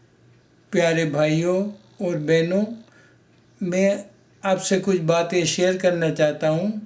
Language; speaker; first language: Hindi; non-native, local second language; Gujarati